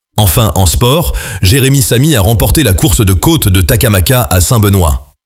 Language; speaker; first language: French; native; French